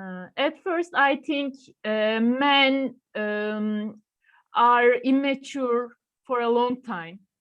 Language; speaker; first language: English; non-native, learner; Turkish